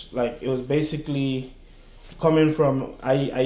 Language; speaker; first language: English; non-native, local second language; Yoruba